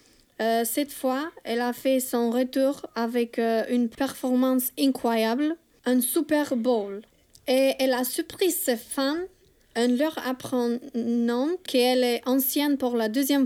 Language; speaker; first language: French; non-native, learner; Albanian